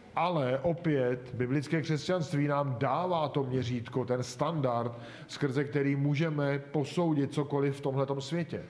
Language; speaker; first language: Czech; native; Czech